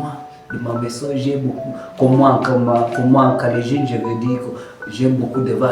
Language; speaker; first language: French; non-native, learner; Kalenjin